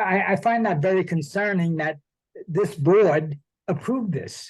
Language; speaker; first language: English; native; English